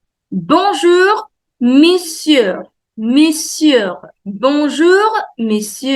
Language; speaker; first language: French; non-native, fluent; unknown